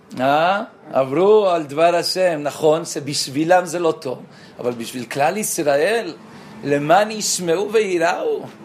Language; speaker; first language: Hebrew; non-native, fluent; Spanish